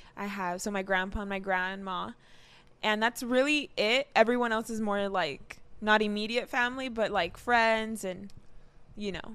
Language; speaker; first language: English; early bilingual, other home language; Spanish